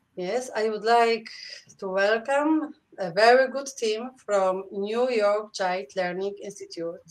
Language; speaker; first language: English; non-native, fluent; Polish